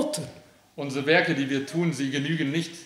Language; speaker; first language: German; early bilingual, other home language; Aramaic